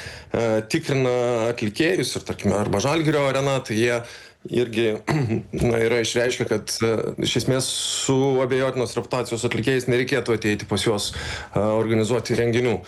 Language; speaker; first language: Lithuanian; native; Lithuanian